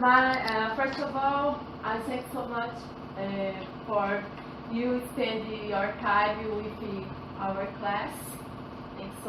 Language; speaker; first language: English; non-native, learner; Portuguese